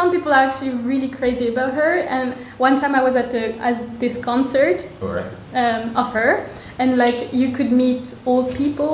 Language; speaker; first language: English; non-native, fluent; French